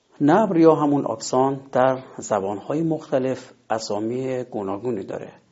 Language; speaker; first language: Persian; native; Persian